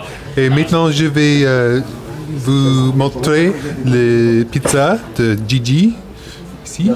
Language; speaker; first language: French; non-native, learner; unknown